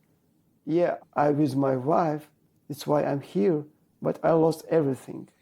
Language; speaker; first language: English; non-native, learner; Ukrainian